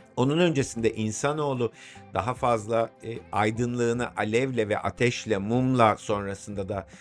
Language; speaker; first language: Turkish; native; Turkish